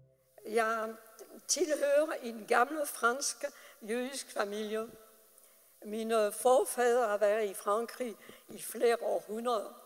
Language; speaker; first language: Danish; non-native, fluent; French